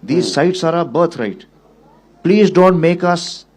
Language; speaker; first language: English; non-native, local second language; Hindi